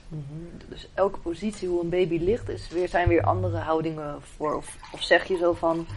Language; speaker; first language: Dutch; non-native, fluent; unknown